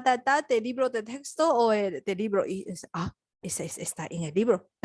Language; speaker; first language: Spanish; non-native, learner; Chinese